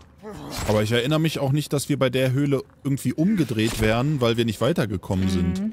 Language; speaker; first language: German; native; German